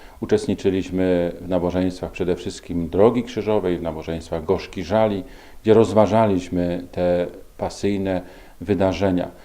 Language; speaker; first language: Polish; native; Polish